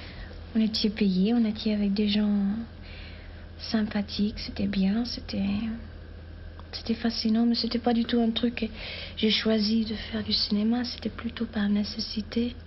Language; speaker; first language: French; non-native, fluent; German